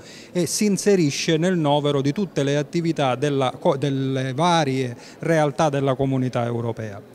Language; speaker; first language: Italian; native; Italian